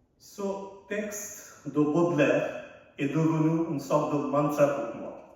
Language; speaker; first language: French; non-native, fluent; Arabic